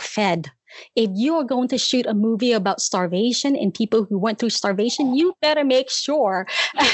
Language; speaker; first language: English; early bilingual, other home language; Khmer